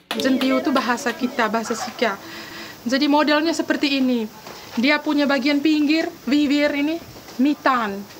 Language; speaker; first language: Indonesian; non-native, local second language; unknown